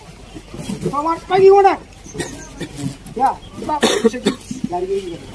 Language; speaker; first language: Indonesian; native; Indonesian